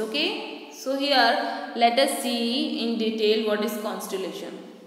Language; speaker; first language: English; non-native, local second language; Hindi